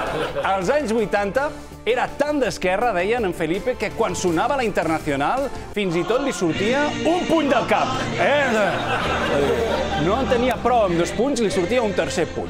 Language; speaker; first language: Catalan; native; Catalan